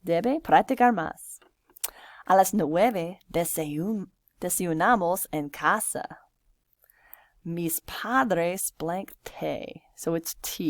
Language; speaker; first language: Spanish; non-native, fluent; English